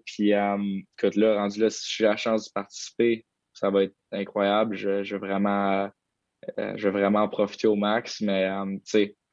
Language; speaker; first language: French; native; French